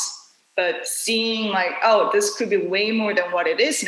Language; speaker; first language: English; non-native, fluent; Korean